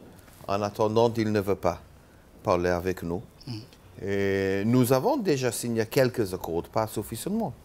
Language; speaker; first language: French; non-native, learner; Hebrew